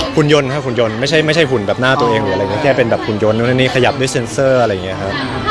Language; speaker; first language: Thai; native; Thai